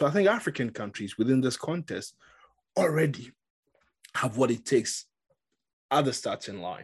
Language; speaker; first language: English; non-native, local second language; Akan